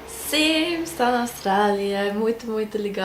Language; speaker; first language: Portuguese; non-native, learner; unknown